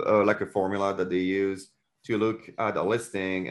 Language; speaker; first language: English; non-native, fluent; French